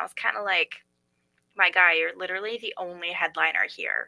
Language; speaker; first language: English; native; English